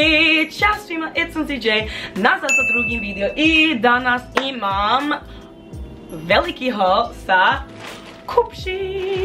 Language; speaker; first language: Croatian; non-native, learner; English